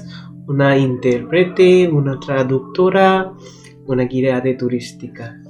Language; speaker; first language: Spanish; non-native, learner; Bangla